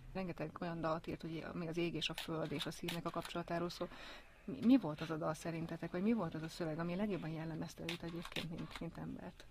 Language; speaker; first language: Hungarian; native; Hungarian